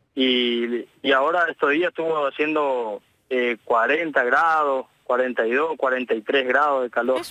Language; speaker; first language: Spanish; native; Spanish